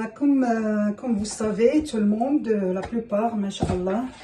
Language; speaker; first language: French; non-native, local second language; Arabic